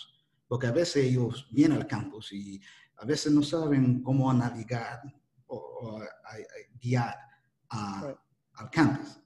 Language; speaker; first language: Spanish; early bilingual, heritage; Spanish